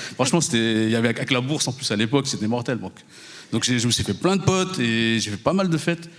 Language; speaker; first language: French; early bilingual, other home language; Khmer